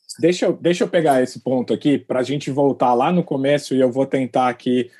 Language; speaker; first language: Portuguese; native; Portuguese